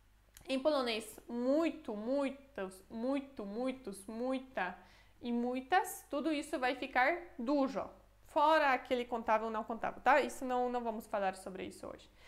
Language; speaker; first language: Portuguese; non-native, fluent; Polish